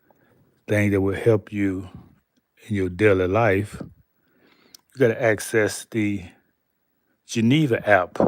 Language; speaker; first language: English; native; English